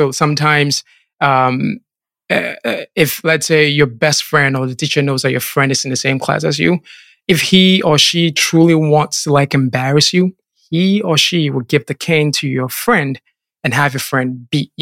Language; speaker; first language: English; non-native, local second language; Akan